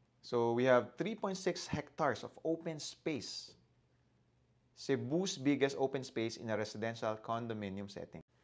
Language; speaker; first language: English; non-native, local second language; Filipino